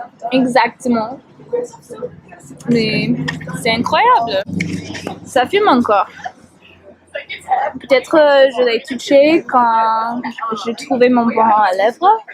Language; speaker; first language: French; non-native, learner; English